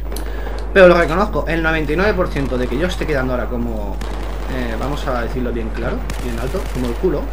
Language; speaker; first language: Spanish; native; Spanish